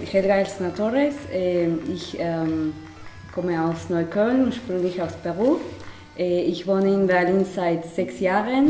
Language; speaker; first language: German; non-native, fluent; Spanish